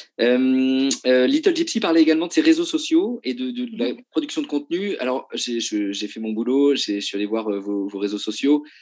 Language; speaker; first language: French; native; French